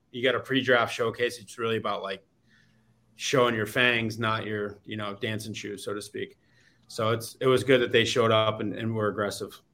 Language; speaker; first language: English; native; English